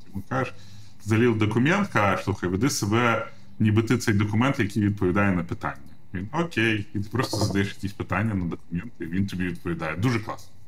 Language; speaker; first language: Ukrainian; non-native, local second language; Russian